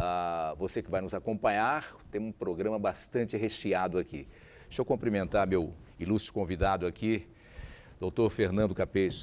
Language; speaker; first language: Portuguese; native; Portuguese